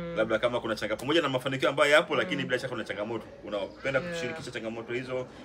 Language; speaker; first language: Swahili; native; Swahili